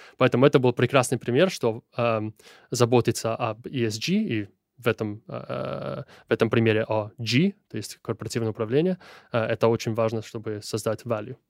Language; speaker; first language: Russian; non-native, fluent; Italian